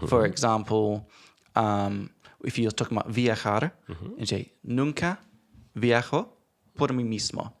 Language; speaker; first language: Spanish; non-native, learner; English